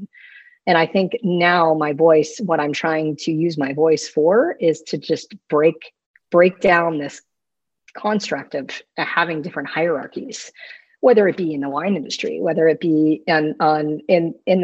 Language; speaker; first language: English; native; English